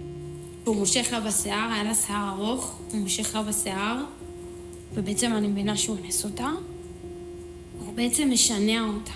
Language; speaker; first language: Hebrew; native; Hebrew